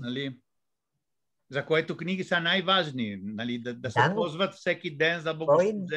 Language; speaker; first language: Bulgarian; non-native, fluent; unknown